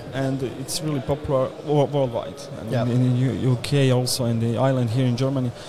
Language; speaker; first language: English; non-native, fluent; Bosnian